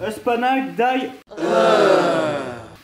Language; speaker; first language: Turkish; non-native, learner; French